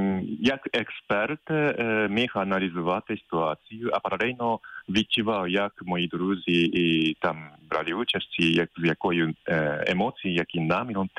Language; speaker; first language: Ukrainian; non-native, fluent; Japanese